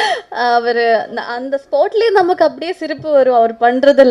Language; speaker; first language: Tamil; non-native, fluent; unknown